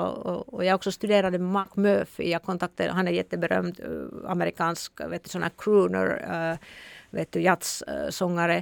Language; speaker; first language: Swedish; non-native, fluent; Finnish